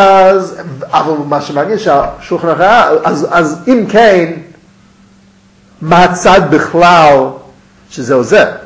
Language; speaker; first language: Hebrew; non-native, fluent; English